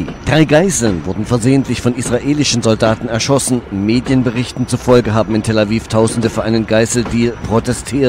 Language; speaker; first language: German; native; German